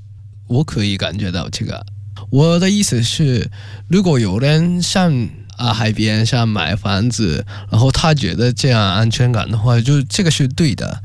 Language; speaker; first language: Chinese; non-native, fluent; Japanese